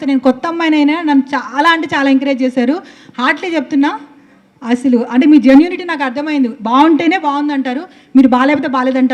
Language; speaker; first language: Telugu; native; Telugu